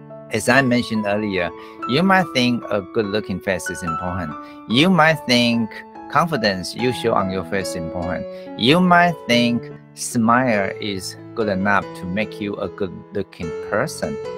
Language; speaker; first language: English; non-native, fluent; Chinese